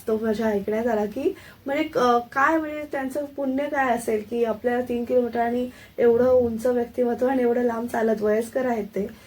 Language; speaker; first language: Marathi; native; Marathi